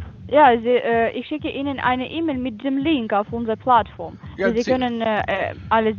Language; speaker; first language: German; non-native, fluent; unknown